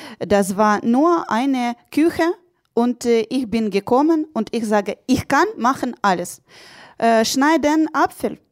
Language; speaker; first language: German; non-native, learner; Ukrainian